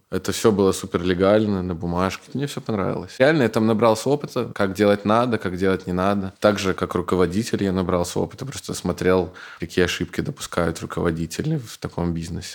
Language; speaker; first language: Russian; native; Russian